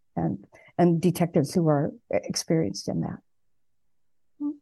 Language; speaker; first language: English; native; English